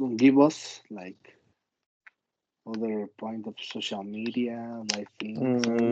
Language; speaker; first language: English; non-native, learner; Spanish